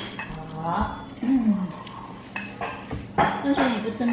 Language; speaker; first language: Chinese; early bilingual, heritage; Chinese